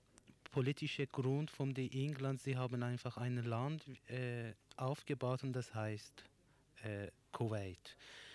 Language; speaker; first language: German; non-native, learner; Persian